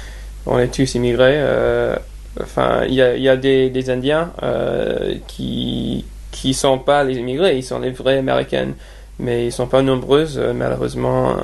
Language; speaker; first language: French; non-native, fluent; English